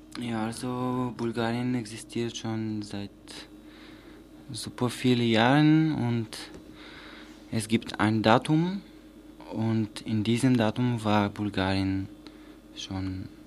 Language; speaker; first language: German; non-native, learner; Bulgarian